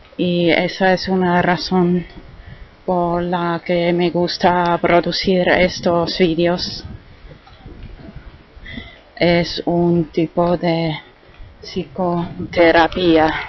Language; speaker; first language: Spanish; non-native, fluent; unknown